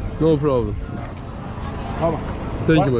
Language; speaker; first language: English; non-native, learner; Turkish